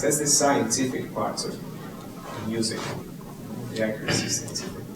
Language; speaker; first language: English; non-native, fluent; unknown